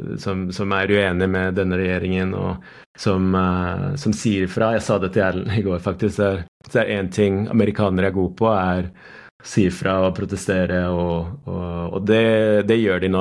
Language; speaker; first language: Norwegian; non-native, fluent; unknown